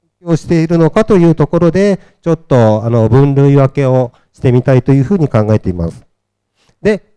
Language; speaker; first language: Japanese; native; Japanese